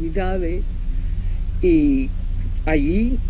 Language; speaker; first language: Spanish; non-native, fluent; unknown